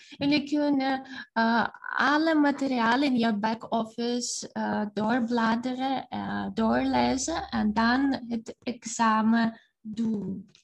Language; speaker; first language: Dutch; non-native, fluent; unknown